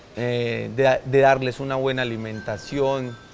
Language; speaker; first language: Spanish; native; Spanish